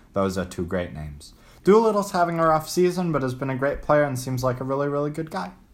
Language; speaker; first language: English; native; English